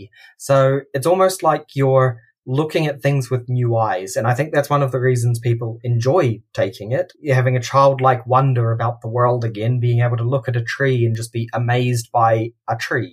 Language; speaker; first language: English; native; English